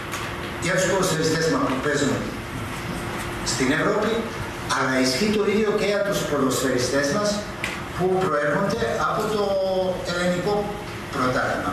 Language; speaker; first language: Greek; non-native, fluent; Serbian